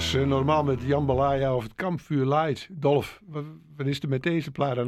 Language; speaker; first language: Dutch; native; Dutch